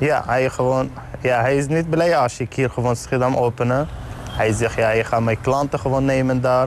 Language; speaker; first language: Dutch; non-native, learner; Arabic